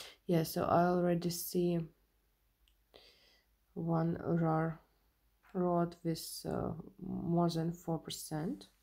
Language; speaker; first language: English; non-native, learner; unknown